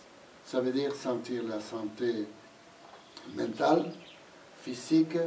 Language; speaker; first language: French; non-native, fluent; Spanish